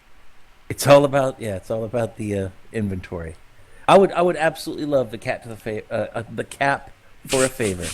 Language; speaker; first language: English; native; English